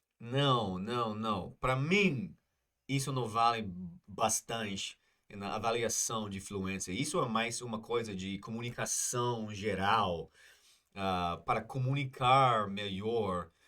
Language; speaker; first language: Portuguese; non-native, fluent; English